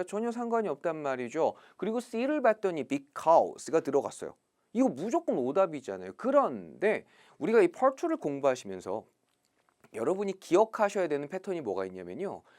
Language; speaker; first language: Korean; native; Korean